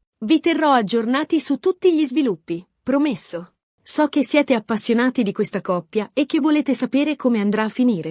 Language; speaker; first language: Italian; native; Italian